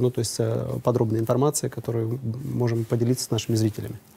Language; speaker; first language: Russian; native; Russian